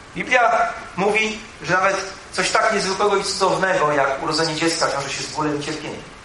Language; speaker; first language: Polish; native; Polish